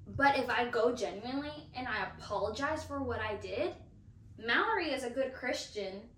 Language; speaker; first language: English; non-native, fluent; Spanish